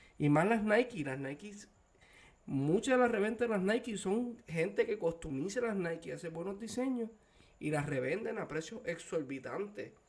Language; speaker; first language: Spanish; native; Spanish